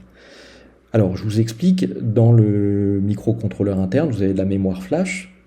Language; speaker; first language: French; native; French